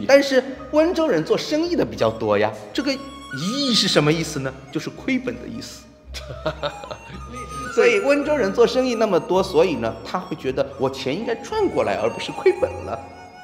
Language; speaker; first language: Chinese; native; Chinese